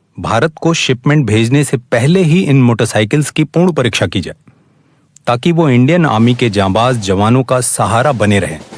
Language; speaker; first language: Hindi; native; Hindi